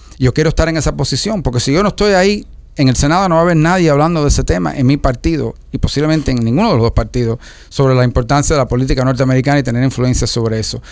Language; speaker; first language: Spanish; early bilingual, heritage; Spanish